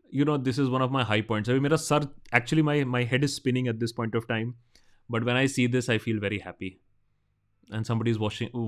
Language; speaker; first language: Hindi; non-native, local second language; Bangla